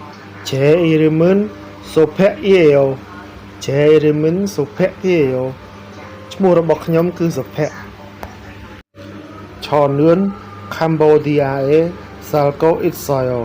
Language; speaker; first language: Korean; non-native, learner; Khmer